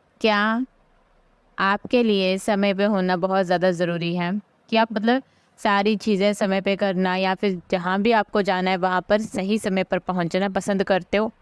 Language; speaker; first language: Hindi; native; Hindi